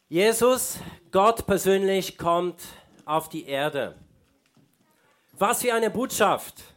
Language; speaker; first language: German; non-native, fluent; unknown